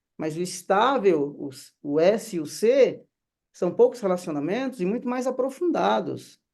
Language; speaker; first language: Portuguese; native; Portuguese